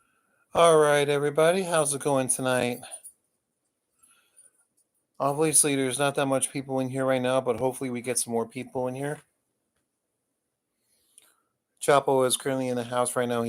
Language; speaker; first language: English; native; English